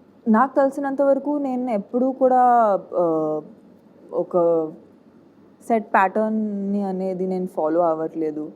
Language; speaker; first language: Telugu; non-native, fluent; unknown